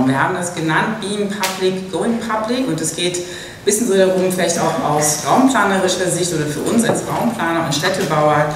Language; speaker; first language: German; native; German